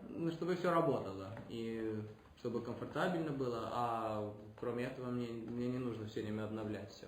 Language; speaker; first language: Russian; early bilingual, heritage; Russian